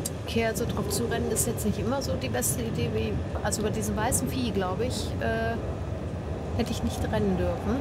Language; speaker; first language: German; native; German